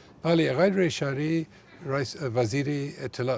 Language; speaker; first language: Persian; non-native, fluent; English